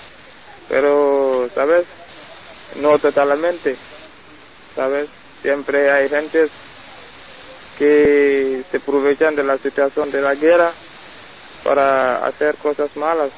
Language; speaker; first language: Spanish; non-native, learner; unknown